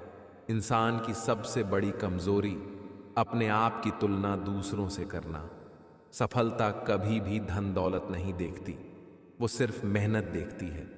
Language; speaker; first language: Hindi; native; Hindi